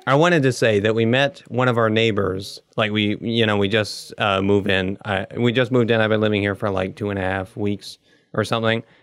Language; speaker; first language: English; native; English